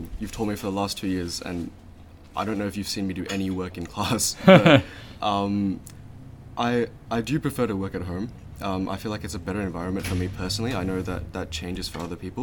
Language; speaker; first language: English; early bilingual, other home language; Chinese